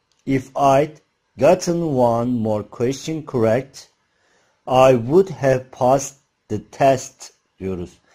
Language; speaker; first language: English; non-native, fluent; Turkish